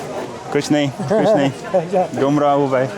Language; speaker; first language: Hindi; non-native, learner; English